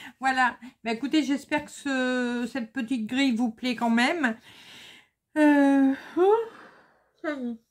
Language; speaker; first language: French; native; French